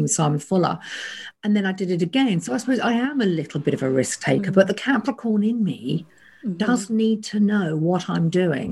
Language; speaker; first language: English; native; English